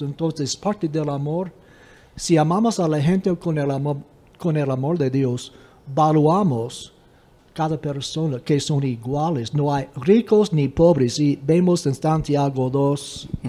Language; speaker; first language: Spanish; non-native, fluent; English